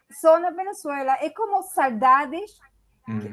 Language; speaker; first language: Portuguese; non-native, fluent; Spanish